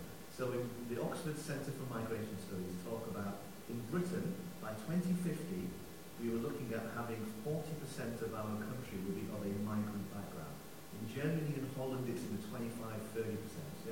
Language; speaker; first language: English; native; English